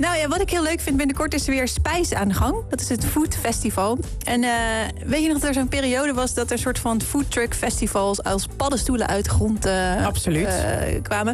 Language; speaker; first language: Dutch; native; Dutch